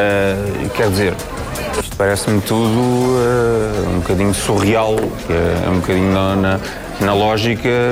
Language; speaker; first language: Portuguese; native; Portuguese